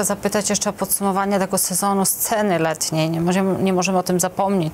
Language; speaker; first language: Polish; native; Polish